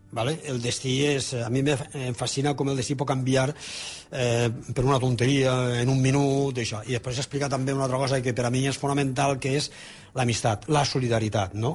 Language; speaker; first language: Catalan; native; Catalan